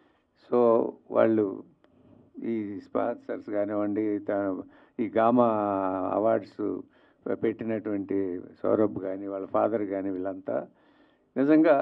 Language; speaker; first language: Telugu; native; Telugu